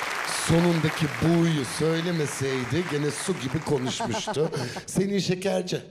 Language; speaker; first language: Turkish; native; Turkish